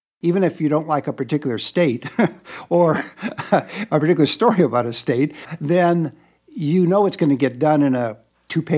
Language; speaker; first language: English; native; English